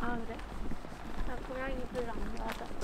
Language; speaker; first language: Korean; non-native, learner; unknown